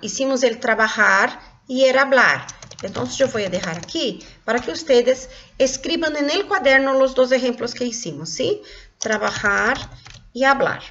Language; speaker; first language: Spanish; non-native, local second language; Portuguese